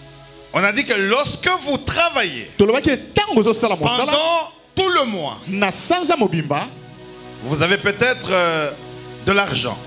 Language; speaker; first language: French; non-native, local second language; Lingala